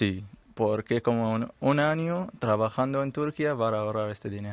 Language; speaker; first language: Spanish; non-native, learner; Arabic